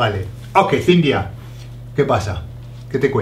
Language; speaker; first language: Spanish; non-native, fluent; English